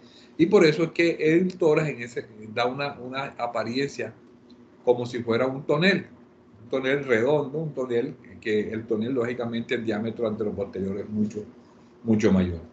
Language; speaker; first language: Spanish; native; Spanish